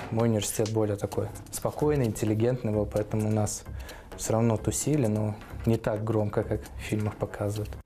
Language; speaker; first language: Russian; native; Russian